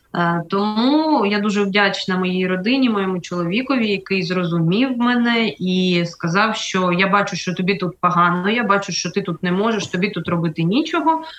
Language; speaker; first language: Ukrainian; native; Ukrainian